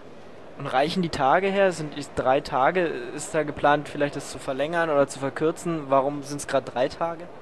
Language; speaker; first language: German; native; German